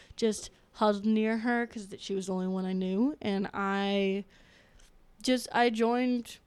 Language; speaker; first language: English; native; English